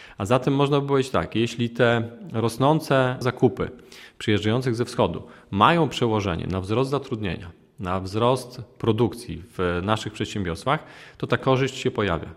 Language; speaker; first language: Polish; native; Polish